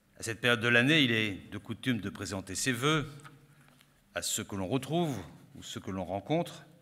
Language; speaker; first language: French; native; French